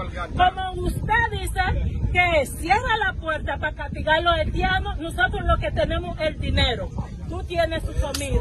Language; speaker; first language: Spanish; non-native, fluent; Haitian Creole